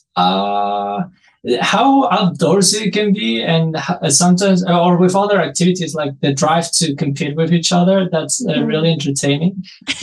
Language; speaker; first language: English; non-native, fluent; Spanish